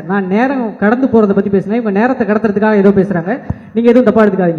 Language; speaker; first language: Tamil; native; Tamil